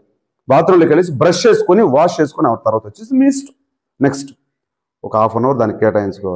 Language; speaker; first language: Telugu; native; Telugu